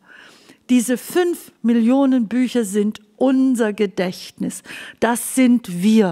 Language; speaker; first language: German; native; German